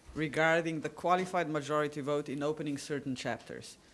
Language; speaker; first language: English; non-native, fluent; Slovenian